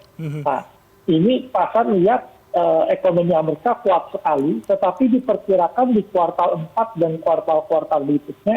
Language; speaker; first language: Indonesian; native; Indonesian